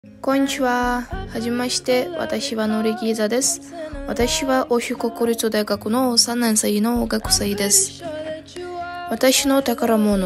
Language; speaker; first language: Japanese; non-native, learner; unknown